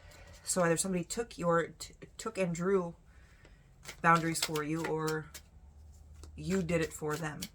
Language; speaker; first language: English; native; English